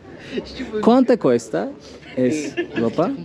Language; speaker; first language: Spanish; non-native, learner; Turkish